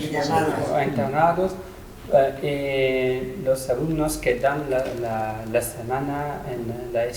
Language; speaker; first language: Spanish; non-native, learner; French